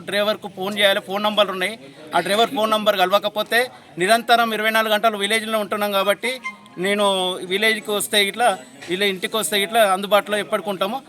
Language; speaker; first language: Telugu; native; Telugu